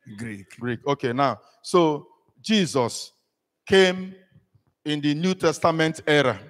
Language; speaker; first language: English; non-native, local second language; Igbo